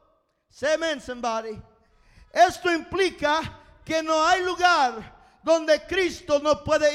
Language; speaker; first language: Spanish; non-native, fluent; English